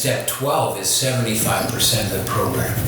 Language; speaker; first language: English; native; English